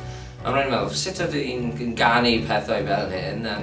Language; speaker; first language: Welsh; non-native, learner; English